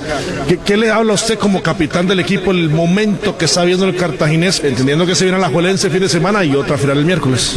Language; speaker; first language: Spanish; native; Spanish